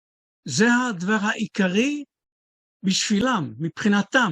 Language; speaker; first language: Hebrew; non-native, fluent; Dutch